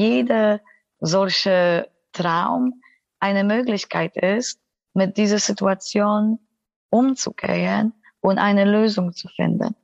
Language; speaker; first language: German; non-native, fluent; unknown